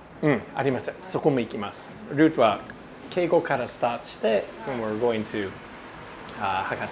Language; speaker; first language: Japanese; non-native, fluent; English